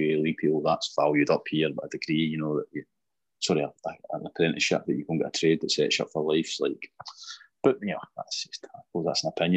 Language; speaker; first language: English; native; English